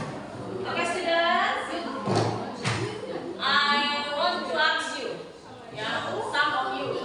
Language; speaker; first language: English; non-native, learner; Indonesian